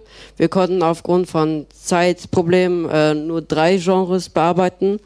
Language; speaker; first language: German; native; German